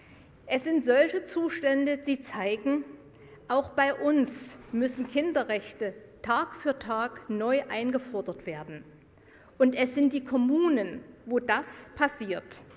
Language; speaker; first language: German; native; German